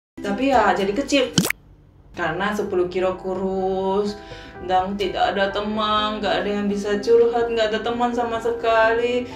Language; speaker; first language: Indonesian; non-native, fluent; Japanese